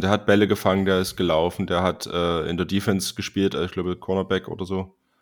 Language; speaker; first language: German; native; German